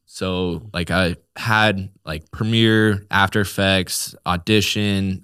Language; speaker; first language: English; native; English